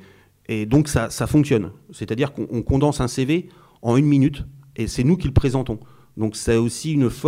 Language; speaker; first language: French; native; French